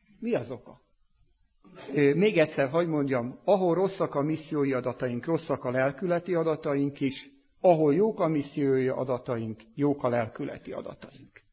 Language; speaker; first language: Hungarian; native; Hungarian